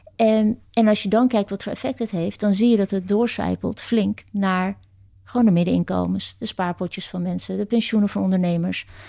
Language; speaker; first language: Dutch; early bilingual, other home language; Turkish